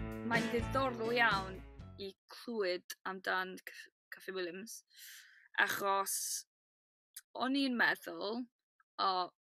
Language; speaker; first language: Welsh; non-native, learner; English